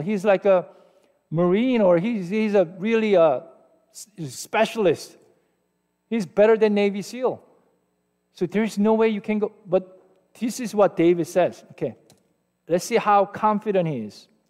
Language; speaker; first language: English; non-native, fluent; Korean